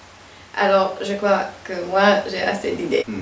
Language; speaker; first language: French; non-native, fluent; English